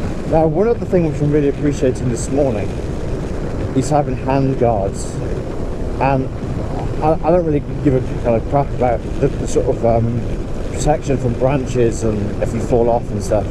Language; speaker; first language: English; native; English